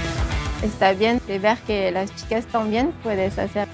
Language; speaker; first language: Spanish; non-native, learner; French